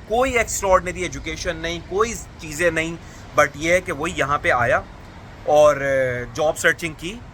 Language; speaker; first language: Urdu; native; Urdu